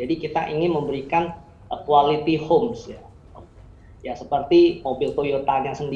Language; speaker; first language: Indonesian; native; Indonesian